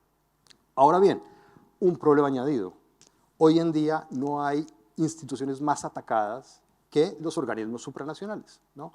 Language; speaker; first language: Spanish; native; Spanish